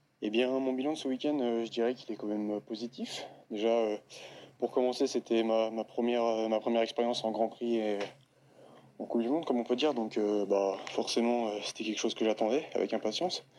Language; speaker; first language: French; native; French